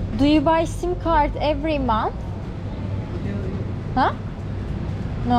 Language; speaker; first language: English; non-native, learner; Turkish